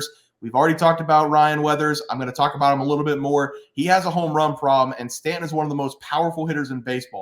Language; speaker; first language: English; native; English